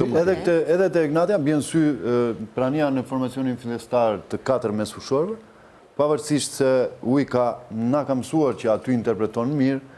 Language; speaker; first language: Albanian; native; Albanian